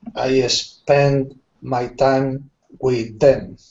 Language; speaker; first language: English; non-native, learner; Spanish